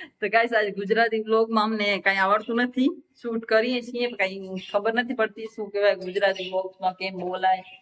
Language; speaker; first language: Gujarati; non-native, local second language; Kachhi